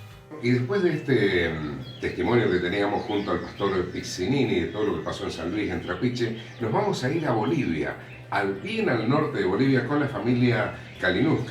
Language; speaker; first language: Spanish; native; Spanish